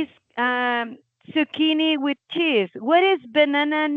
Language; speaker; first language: English; non-native, learner; Spanish